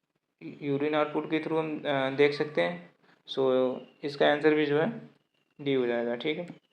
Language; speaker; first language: Hindi; native; Hindi